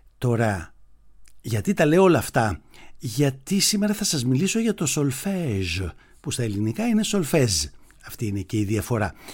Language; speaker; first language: Greek; native; Greek